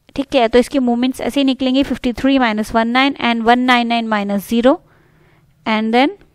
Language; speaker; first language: Hindi; native; Hindi